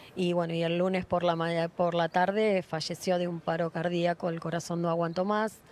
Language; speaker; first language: Spanish; native; Spanish